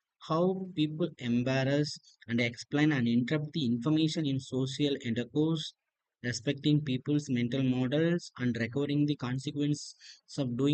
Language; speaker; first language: English; non-native, local second language; Tamil